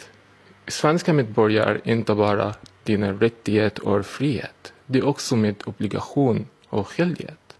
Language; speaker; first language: Swedish; non-native, learner; Arabic